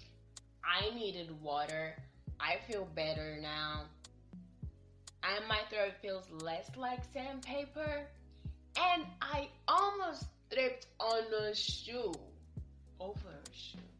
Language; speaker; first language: English; non-native, local second language; Yoruba